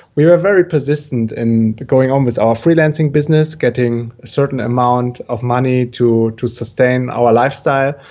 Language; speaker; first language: English; non-native, fluent; German